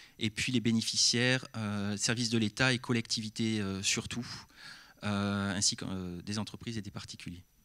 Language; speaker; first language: French; native; French